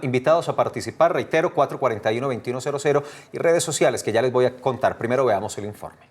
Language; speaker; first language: Spanish; native; Spanish